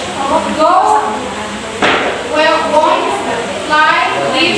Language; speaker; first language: English; non-native, learner; Indonesian